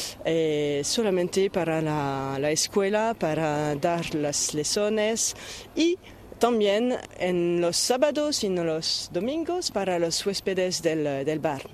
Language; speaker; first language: Spanish; non-native, fluent; French